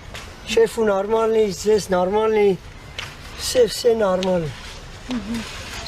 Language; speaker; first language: Russian; non-native, learner; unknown